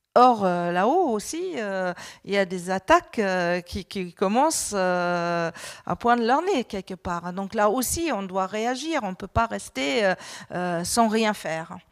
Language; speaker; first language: French; non-native, fluent; German